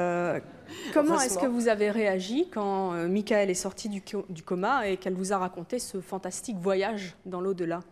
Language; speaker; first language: French; native; French